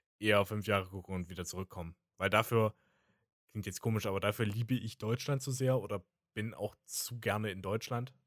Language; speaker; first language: German; native; German